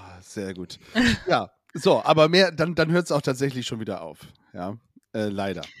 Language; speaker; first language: German; native; German